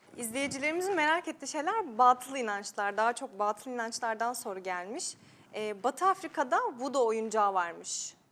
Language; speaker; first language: Turkish; native; Turkish